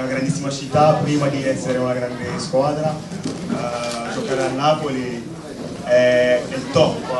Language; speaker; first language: Italian; non-native, fluent; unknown